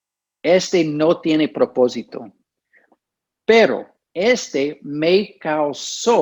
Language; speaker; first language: Spanish; non-native, fluent; English